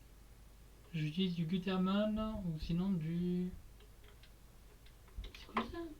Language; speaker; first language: French; native; French